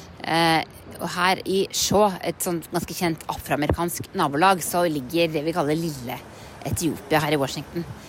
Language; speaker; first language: Norwegian; native; Norwegian